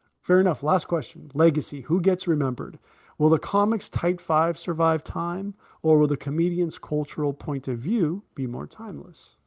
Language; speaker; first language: English; native; English